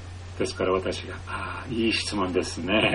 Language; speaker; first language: Japanese; non-native, fluent; English